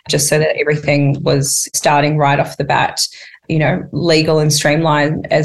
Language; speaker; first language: English; native; English